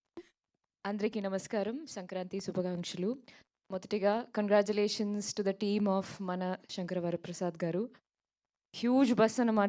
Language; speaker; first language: Telugu; non-native, local second language; Malayalam